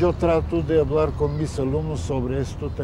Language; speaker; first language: Spanish; non-native, fluent; Bulgarian